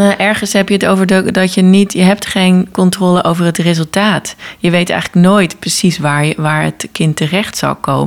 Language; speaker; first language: Dutch; native; Dutch